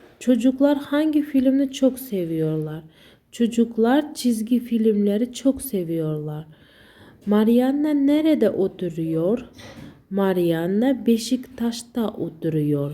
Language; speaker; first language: Turkish; non-native, learner; Uzbek